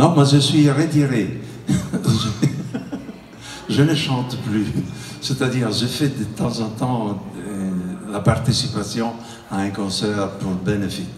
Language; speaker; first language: French; non-native, fluent; Italian